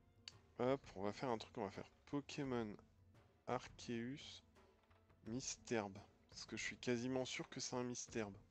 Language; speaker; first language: French; native; French